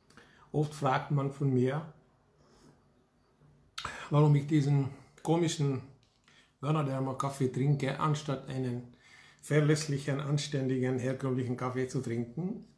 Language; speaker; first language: German; non-native, fluent; Hungarian